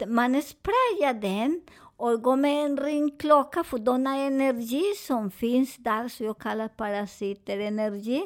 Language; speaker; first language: Swedish; non-native, fluent; Spanish